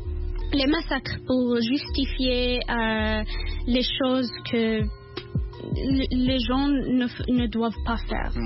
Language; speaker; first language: French; non-native, learner; English